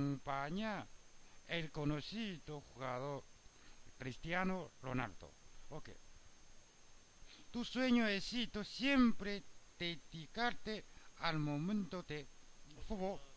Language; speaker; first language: Spanish; non-native, learner; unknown